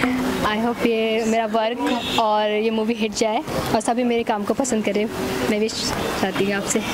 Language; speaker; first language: Hindi; native; Hindi